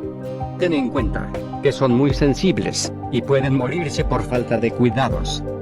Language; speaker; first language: Spanish; native; Spanish